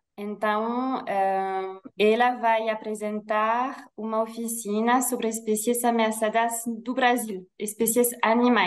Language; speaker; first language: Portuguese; non-native, fluent; French